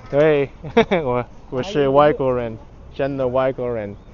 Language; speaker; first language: Chinese; non-native, learner; English